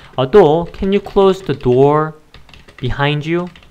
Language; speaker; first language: English; non-native, fluent; Korean